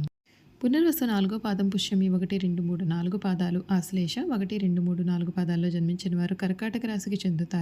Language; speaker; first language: Telugu; native; Telugu